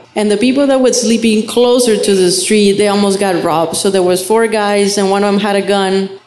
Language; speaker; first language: English; non-native, fluent; Spanish